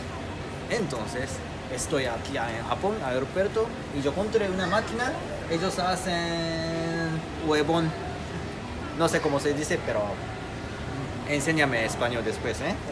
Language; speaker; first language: Spanish; non-native, learner; Japanese